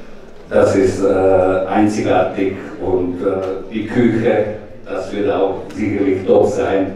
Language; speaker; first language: German; non-native, fluent; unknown